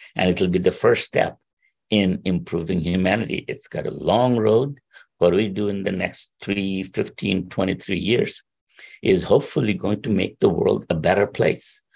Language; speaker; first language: English; non-native, local second language; Bangla